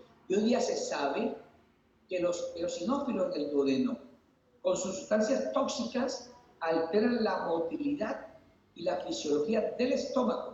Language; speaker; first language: Spanish; native; Spanish